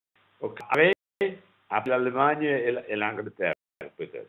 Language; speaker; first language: French; non-native, learner; Italian